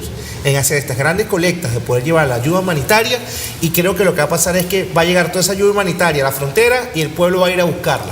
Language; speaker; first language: Spanish; native; Spanish